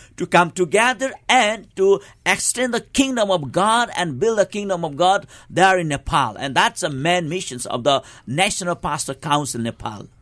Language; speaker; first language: English; non-native, local second language; Nepali